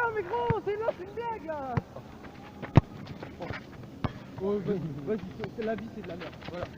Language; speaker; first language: French; native; French